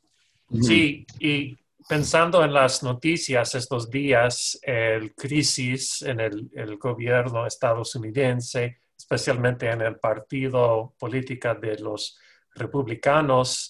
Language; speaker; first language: Spanish; non-native, fluent; English